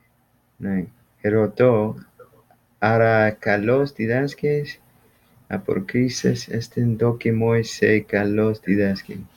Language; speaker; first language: Greek; non-native, learner; English